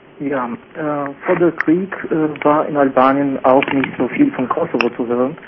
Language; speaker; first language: German; non-native, fluent; Albanian